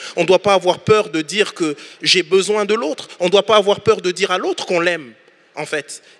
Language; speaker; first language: French; native; French